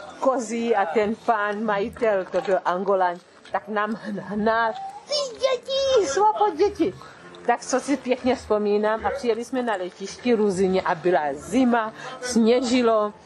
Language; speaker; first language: Czech; early bilingual, other home language; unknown